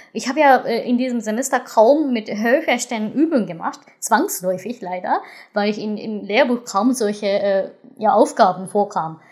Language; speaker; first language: German; non-native, fluent; Japanese